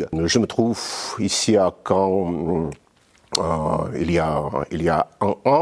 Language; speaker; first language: French; non-native, fluent; Russian